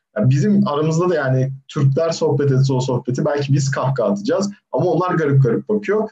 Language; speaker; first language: Turkish; native; Turkish